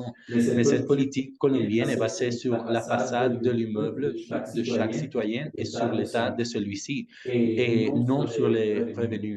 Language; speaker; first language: French; non-native, learner; Spanish